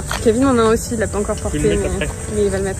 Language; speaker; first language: French; native; French